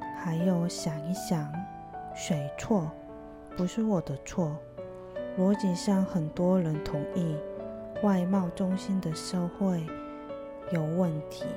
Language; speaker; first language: Chinese; non-native, fluent; Korean